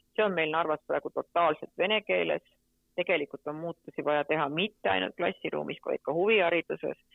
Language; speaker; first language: Estonian; native; Estonian